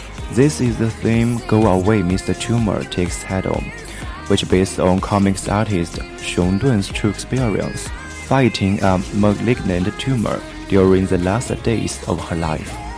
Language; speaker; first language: English; non-native, fluent; Chinese